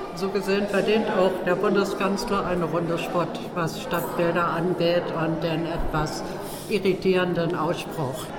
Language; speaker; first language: German; native; German